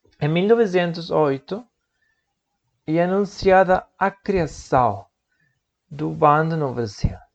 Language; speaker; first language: Portuguese; non-native, learner; Spanish